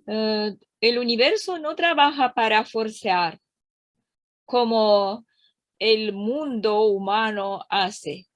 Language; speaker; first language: Spanish; non-native, learner; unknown